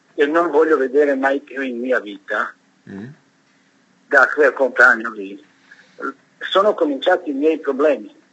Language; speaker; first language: Italian; non-native, learner; Serbian